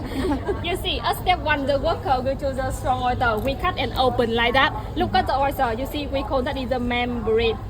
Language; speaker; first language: English; non-native, learner; Vietnamese